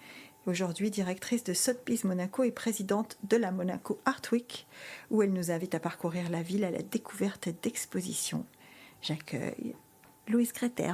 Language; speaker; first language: French; native; French